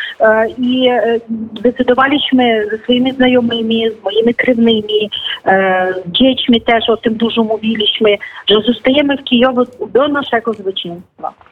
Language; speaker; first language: Polish; non-native, fluent; Ukrainian